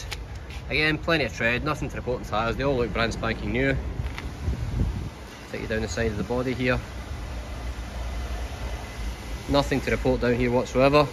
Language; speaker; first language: English; native; English